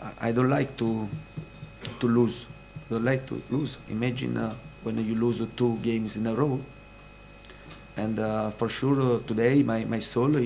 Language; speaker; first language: English; non-native, fluent; Italian